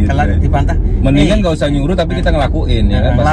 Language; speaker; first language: Indonesian; native; Indonesian